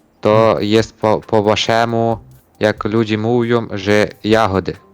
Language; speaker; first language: Polish; non-native, learner; Ukrainian